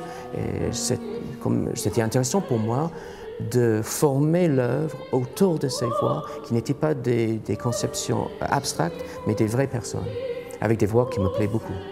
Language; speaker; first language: French; non-native, fluent; English